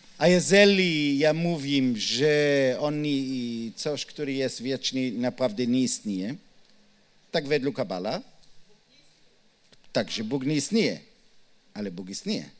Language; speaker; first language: Polish; non-native, learner; Hebrew